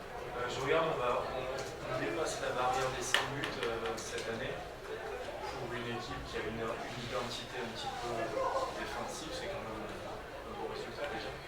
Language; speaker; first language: French; native; French